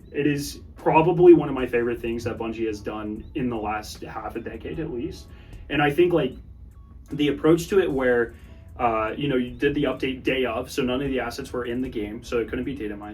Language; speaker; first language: English; native; English